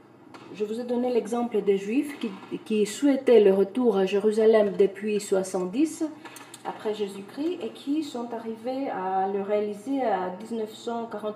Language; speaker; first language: French; non-native, fluent; Greek